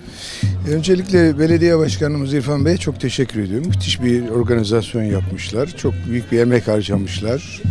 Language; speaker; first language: Turkish; native; Turkish